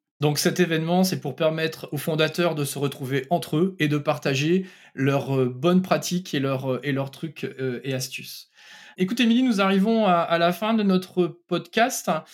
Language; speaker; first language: French; native; French